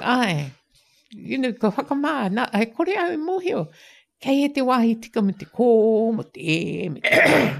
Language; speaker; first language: Māori; native; Māori